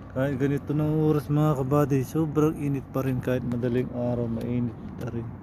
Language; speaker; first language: Filipino; non-native, local second language; Cebuano